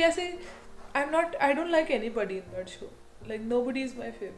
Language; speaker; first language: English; non-native, local second language; Hindi